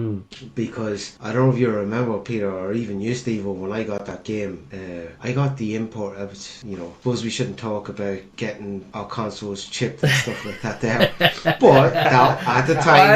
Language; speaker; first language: English; native; English